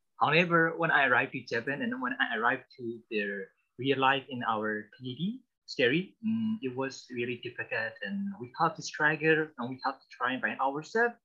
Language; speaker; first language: English; non-native, learner; Burmese